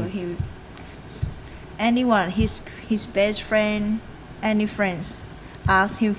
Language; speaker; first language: English; non-native, learner; Thai